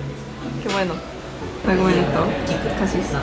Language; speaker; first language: Spanish; non-native, learner; Japanese